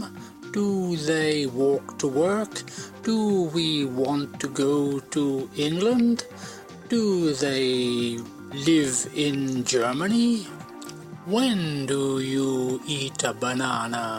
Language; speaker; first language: English; non-native, fluent; Italian